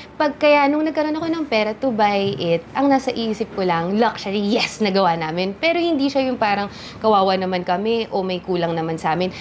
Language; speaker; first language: Filipino; native; Filipino